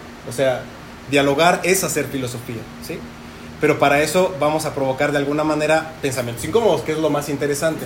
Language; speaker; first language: Spanish; native; Spanish